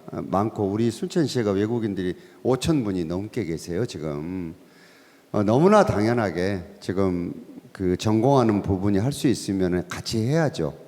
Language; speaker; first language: Korean; native; Korean